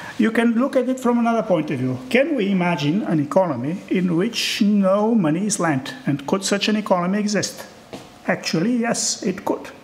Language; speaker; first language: English; non-native, fluent; Bulgarian